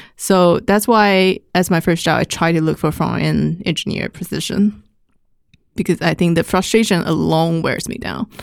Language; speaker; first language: English; non-native, fluent; Chinese